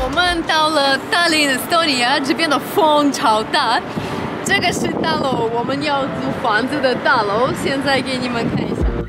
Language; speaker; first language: Chinese; non-native, fluent; Russian